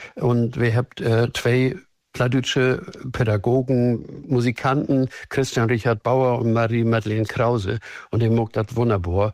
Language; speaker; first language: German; native; German